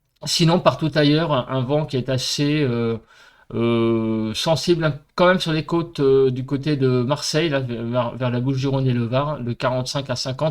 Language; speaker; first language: French; native; French